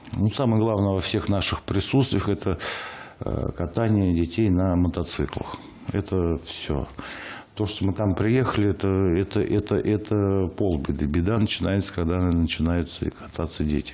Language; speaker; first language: Russian; native; Russian